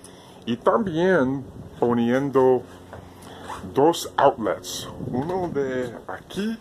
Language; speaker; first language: Spanish; non-native, learner; English